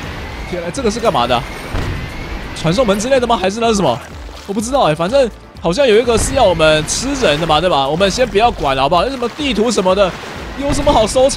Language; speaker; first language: Chinese; native; Chinese